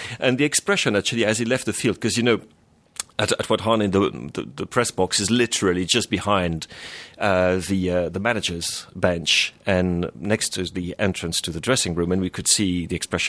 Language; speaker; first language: English; non-native, fluent; French